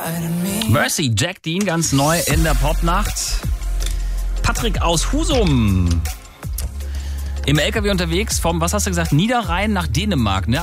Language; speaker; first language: German; native; German